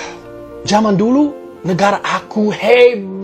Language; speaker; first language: Indonesian; non-native, fluent; English